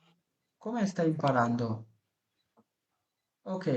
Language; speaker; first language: Italian; non-native, fluent; Bangla